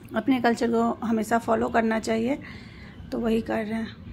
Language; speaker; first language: Hindi; native; Hindi